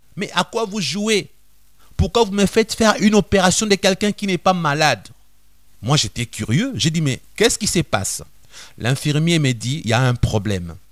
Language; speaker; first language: French; non-native, local second language; Lingala